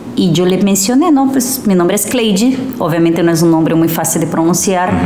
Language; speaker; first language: Spanish; early bilingual, other home language; Portuguese